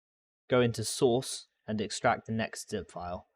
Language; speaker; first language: English; native; English